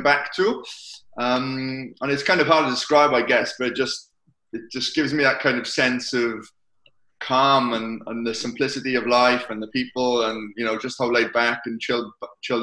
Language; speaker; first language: English; native; English